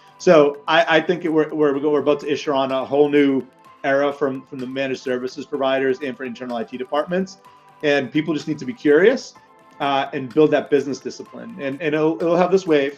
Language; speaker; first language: English; native; English